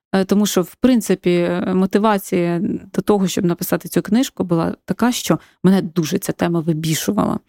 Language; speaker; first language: Ukrainian; native; Ukrainian